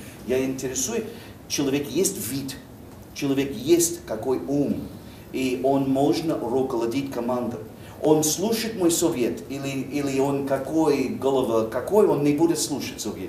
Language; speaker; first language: Russian; non-native, learner; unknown